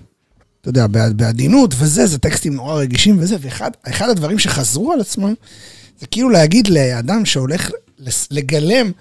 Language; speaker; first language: Hebrew; native; Hebrew